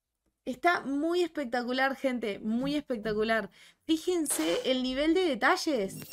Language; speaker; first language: Spanish; native; Spanish